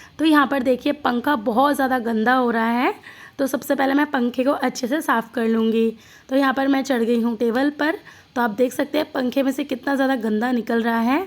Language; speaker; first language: Hindi; non-native, local second language; Bangla